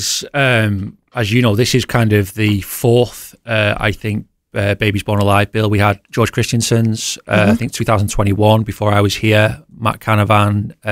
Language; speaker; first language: English; native; English